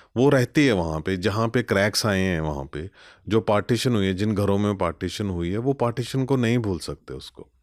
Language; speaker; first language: Hindi; non-native, local second language; Punjabi